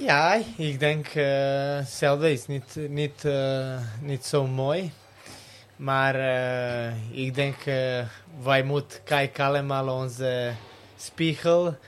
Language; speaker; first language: Dutch; non-native, learner; Serbian